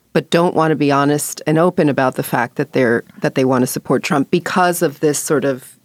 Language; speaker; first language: English; native; English